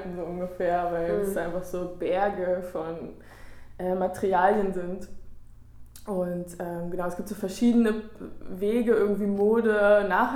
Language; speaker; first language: German; native; German